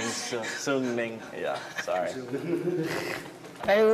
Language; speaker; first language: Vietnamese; non-native, learner; English